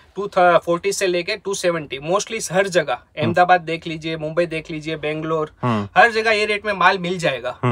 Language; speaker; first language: Hindi; non-native, local second language; Gujarati